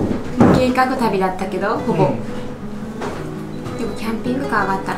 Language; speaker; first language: Japanese; native; Japanese